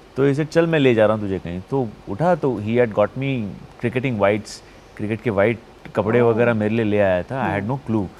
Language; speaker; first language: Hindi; non-native, local second language; Marathi